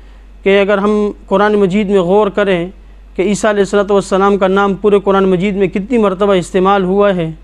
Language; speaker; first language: Urdu; native; Urdu